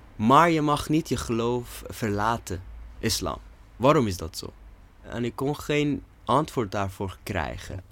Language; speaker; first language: Dutch; non-native, fluent; Persian